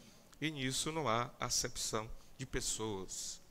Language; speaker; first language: Portuguese; native; Portuguese